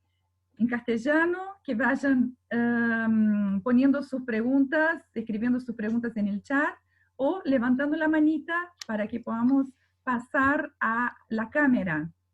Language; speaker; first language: Spanish; non-native, fluent; Portuguese